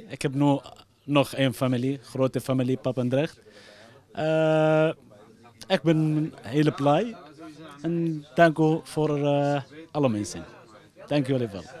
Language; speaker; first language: Dutch; non-native, learner; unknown